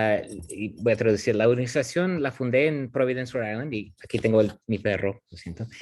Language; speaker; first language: Spanish; non-native, fluent; English